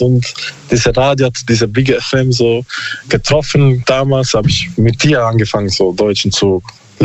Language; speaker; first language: German; non-native, learner; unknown